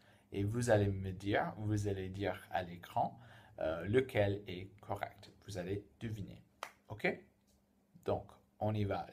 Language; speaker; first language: French; non-native, fluent; English